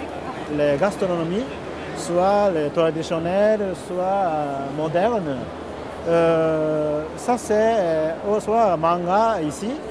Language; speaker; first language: French; non-native, learner; Japanese